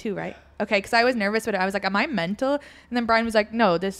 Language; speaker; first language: English; native; English